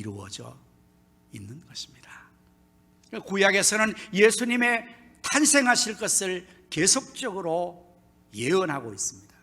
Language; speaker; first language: Korean; native; Korean